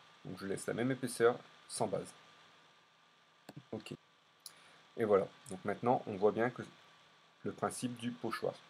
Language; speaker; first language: French; native; French